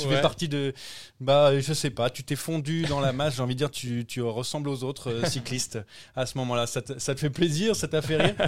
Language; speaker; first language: French; native; French